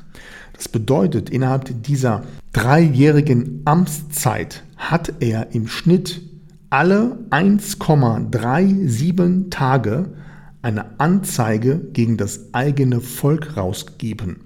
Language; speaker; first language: German; native; German